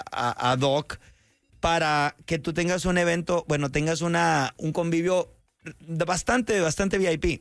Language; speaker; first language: Spanish; native; Spanish